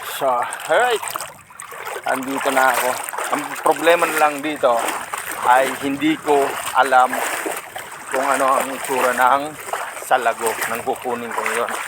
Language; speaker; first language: Filipino; non-native, local second language; Bikol